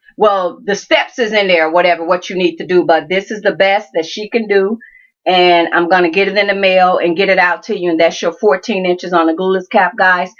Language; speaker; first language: English; native; English